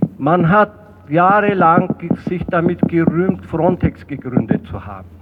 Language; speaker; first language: German; early bilingual, other home language; Turkish